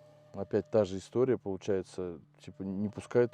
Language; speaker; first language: Russian; native; Russian